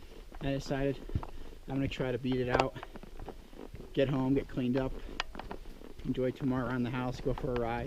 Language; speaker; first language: English; native; English